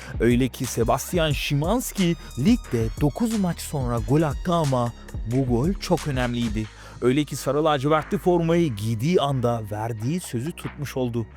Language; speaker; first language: Turkish; native; Turkish